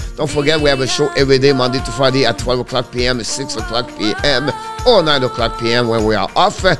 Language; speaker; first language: English; non-native, fluent; French